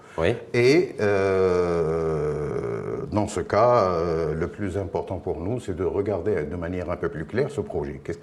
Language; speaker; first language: French; non-native, local second language; Arabic